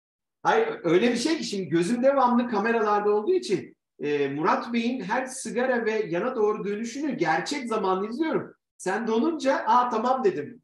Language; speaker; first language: Turkish; native; Turkish